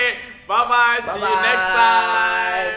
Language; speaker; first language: English; non-native, local second language; Chinese